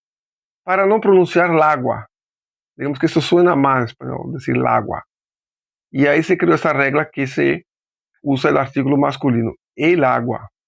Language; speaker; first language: Spanish; non-native, fluent; Portuguese